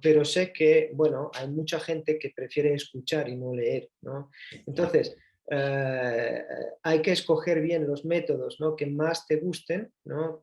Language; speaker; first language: Spanish; early bilingual, heritage; Spanish